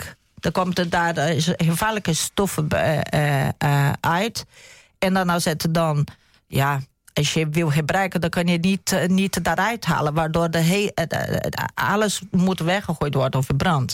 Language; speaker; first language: Dutch; non-native, fluent; Portuguese